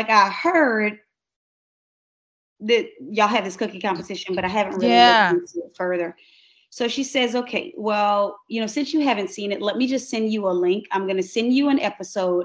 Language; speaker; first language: English; native; English